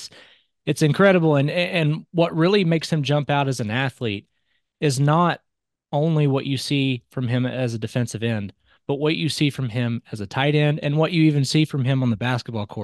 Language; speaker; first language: English; native; English